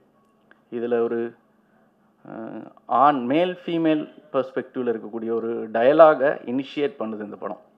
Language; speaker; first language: Tamil; native; Tamil